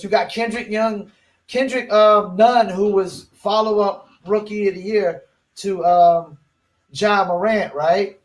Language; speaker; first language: English; native; English